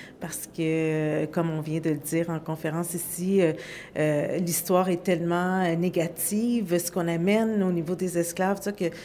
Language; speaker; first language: French; native; French